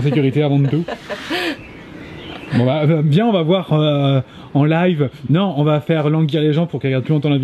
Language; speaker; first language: French; native; French